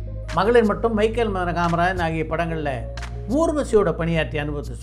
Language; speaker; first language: Tamil; native; Tamil